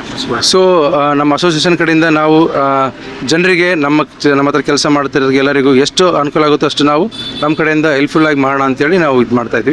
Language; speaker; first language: Kannada; native; Kannada